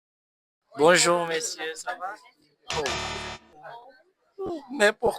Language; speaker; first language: French; non-native, fluent; Portuguese